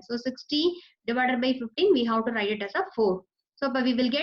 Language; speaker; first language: English; non-native, local second language; Tamil